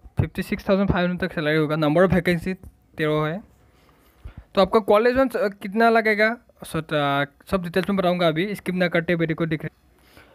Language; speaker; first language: Hindi; non-native, local second language; Assamese